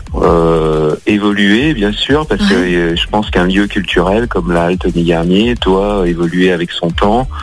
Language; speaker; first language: French; native; French